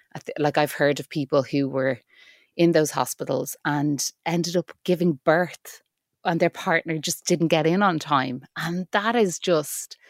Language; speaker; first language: English; native; English